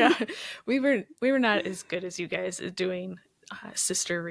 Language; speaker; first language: English; native; English